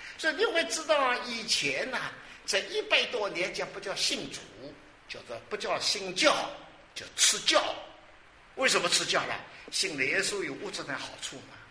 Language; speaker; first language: Chinese; non-native, local second language; Wu Chinese